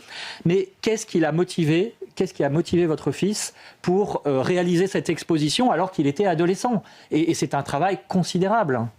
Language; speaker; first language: French; native; French